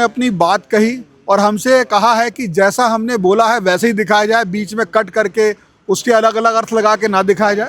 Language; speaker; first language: Hindi; native; Hindi